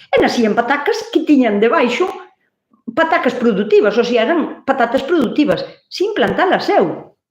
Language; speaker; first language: Galician; native; Galician